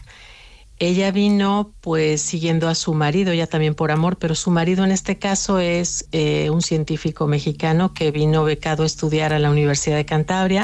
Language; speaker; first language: Spanish; native; Spanish